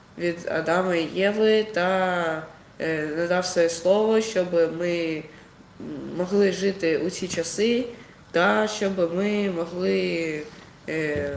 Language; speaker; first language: Ukrainian; non-native, local second language; Russian